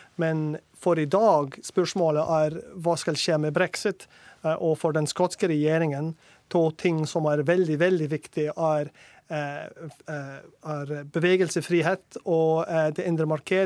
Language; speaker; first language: Norwegian; non-native, learner; English